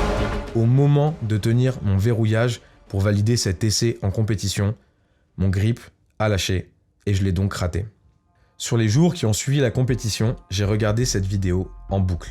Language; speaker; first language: French; native; French